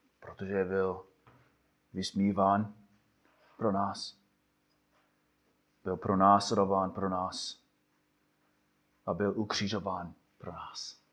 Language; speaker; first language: Czech; non-native, fluent; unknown